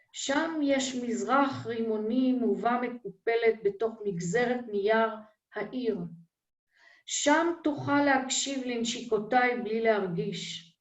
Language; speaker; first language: Hebrew; native; Hebrew